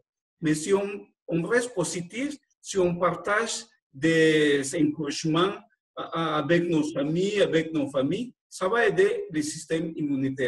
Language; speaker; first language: French; non-native, fluent; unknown